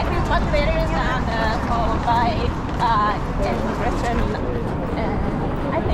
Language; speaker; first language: English; non-native, learner; Japanese